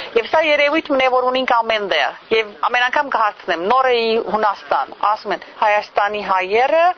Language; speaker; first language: Armenian; early bilingual, heritage; Armenian